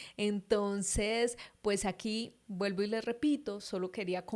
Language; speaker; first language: Spanish; native; Spanish